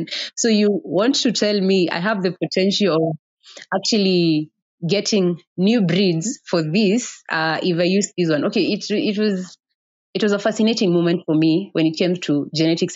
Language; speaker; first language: English; non-native, local second language; Kikuyu